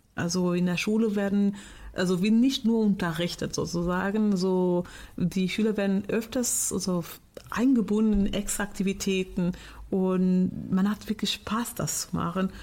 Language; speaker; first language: German; non-native, fluent; Portuguese